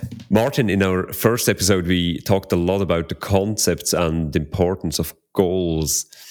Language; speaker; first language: English; non-native, fluent; Swiss German